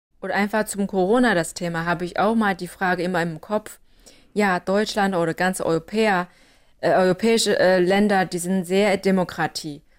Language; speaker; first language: German; non-native, fluent; Chinese